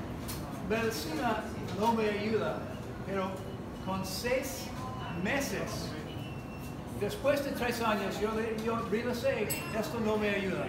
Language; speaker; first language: Spanish; non-native, learner; English